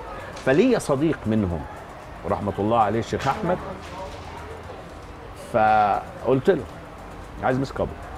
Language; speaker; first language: Arabic; native; Arabic